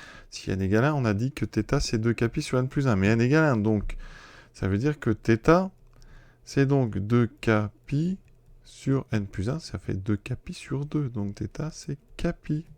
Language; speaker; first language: French; native; French